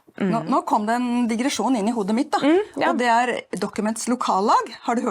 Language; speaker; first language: Norwegian; native; Norwegian